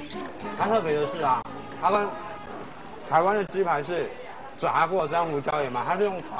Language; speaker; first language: Chinese; native; Chinese